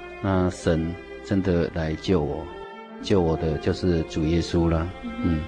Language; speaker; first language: Chinese; native; Chinese